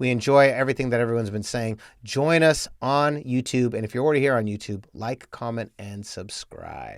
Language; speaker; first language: English; native; English